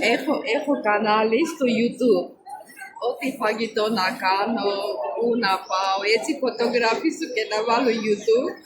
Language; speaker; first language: Greek; non-native, learner; Armenian